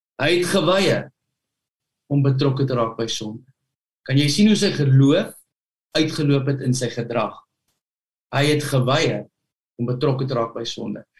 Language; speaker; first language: Afrikaans; native; Afrikaans